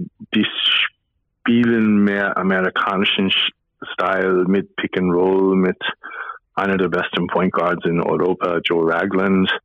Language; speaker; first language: German; non-native, fluent; English